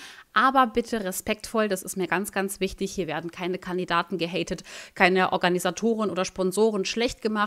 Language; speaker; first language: German; native; German